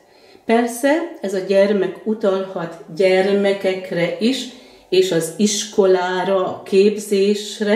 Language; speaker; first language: Hungarian; native; Hungarian